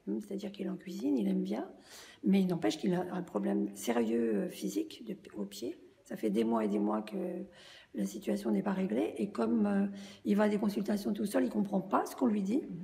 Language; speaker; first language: French; native; French